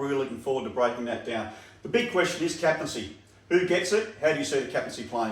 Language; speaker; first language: English; native; English